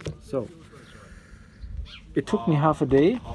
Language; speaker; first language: English; non-native, fluent; German